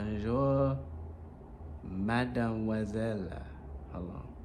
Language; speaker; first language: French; non-native, learner; English